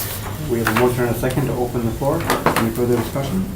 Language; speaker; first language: English; native; English